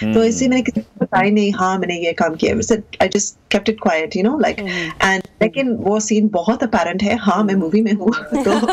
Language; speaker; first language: Hindi; early bilingual, heritage; Hindi